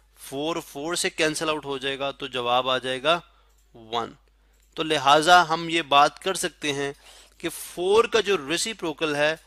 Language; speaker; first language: Urdu; non-native, local second language; Pashto